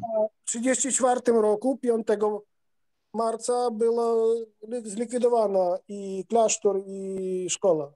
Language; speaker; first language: Polish; non-native, fluent; Ukrainian